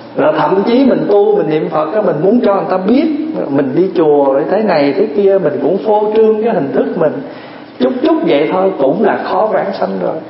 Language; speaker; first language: Vietnamese; native; Vietnamese